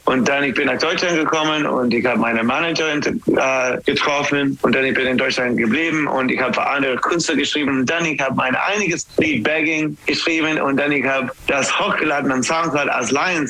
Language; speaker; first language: German; non-native, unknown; English